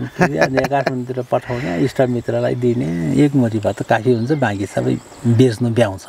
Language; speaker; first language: Nepali; non-native, local second language; Sherpa